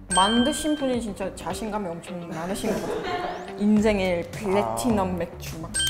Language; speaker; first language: Korean; non-native, fluent; Estonian